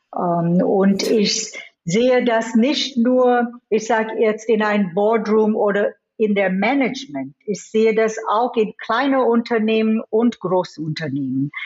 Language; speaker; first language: German; non-native, fluent; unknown